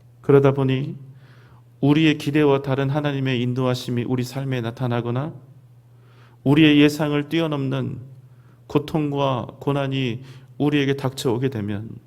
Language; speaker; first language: Korean; native; Korean